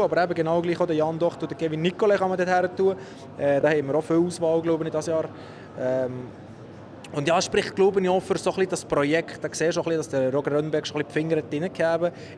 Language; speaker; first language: German; native; German